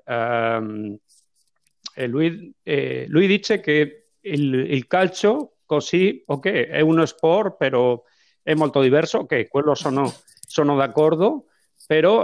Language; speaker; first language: Italian; non-native, fluent; Spanish